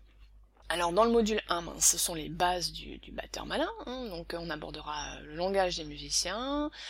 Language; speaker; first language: French; native; French